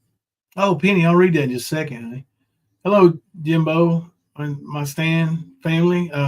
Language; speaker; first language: English; native; English